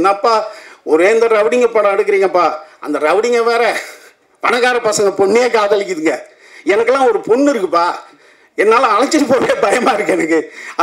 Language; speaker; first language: Tamil; native; Tamil